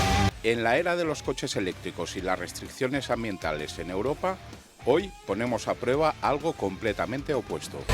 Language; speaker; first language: Spanish; native; Spanish